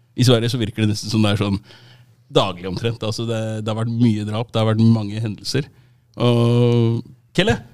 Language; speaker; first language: Norwegian; native; Norwegian